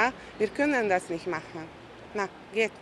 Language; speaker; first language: German; non-native, learner; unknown